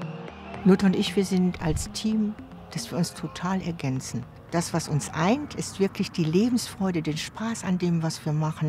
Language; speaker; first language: German; native; German